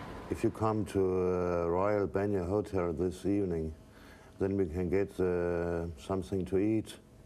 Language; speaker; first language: English; non-native, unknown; Danish